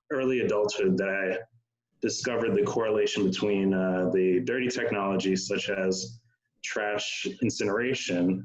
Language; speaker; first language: English; native; English